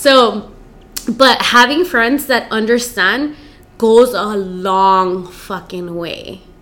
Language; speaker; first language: English; early bilingual, other home language; Spanish